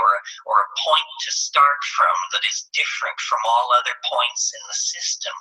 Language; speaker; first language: English; native; English